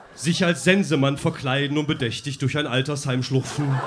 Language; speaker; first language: German; native; German